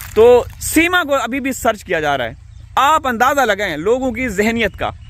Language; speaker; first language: Urdu; native; Urdu